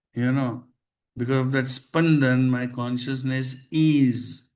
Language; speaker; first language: English; non-native, local second language; Hindi